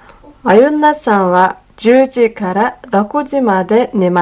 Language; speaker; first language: Japanese; non-native, learner; Mongolian